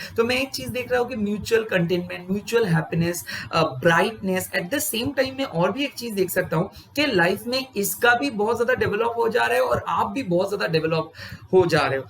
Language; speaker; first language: Hindi; non-native, local second language; Bangla